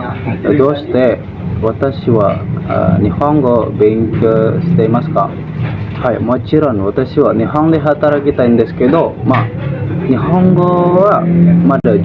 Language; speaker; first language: Japanese; non-native, learner; Indonesian